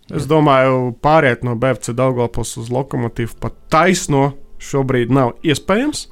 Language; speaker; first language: Latvian; non-native, local second language; Russian